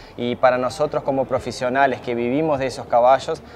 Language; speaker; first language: Spanish; early bilingual, heritage; Spanish